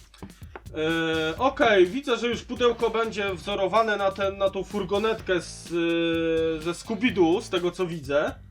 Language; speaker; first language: Polish; native; Polish